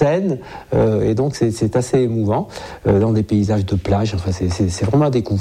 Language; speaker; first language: French; native; French